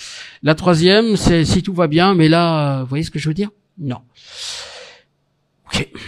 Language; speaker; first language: French; native; French